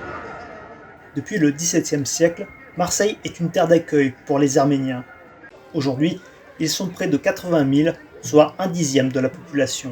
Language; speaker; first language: French; native; French